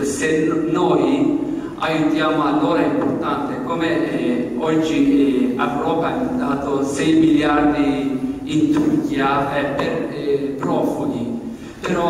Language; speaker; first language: Italian; non-native, learner; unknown